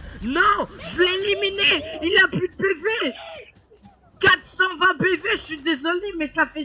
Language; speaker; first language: French; native; French